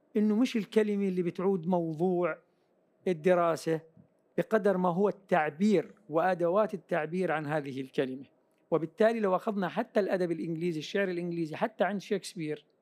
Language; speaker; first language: Arabic; native; Arabic